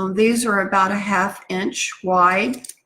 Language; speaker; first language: English; native; English